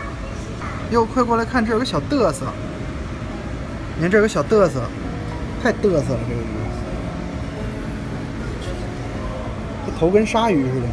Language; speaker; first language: Chinese; native; Chinese